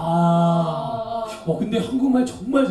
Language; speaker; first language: Korean; native; Korean